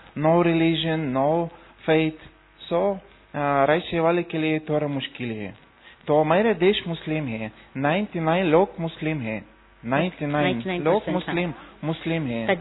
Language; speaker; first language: Hindi; non-native, learner; Russian